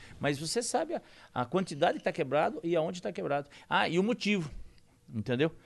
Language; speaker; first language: Portuguese; native; Portuguese